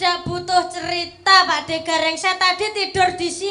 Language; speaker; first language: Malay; non-native, local second language; Javanese